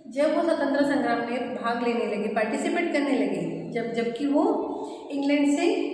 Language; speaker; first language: Hindi; non-native, local second language; Marathi